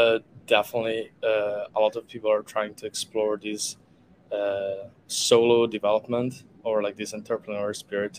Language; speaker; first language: English; non-native, fluent; Italian